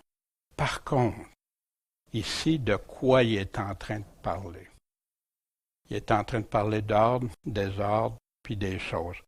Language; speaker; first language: French; native; French